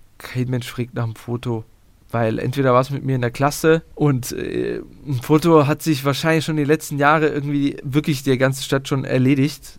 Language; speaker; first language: German; early bilingual, other home language; Bosnian